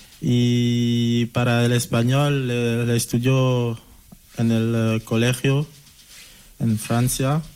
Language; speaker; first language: Spanish; non-native, learner; French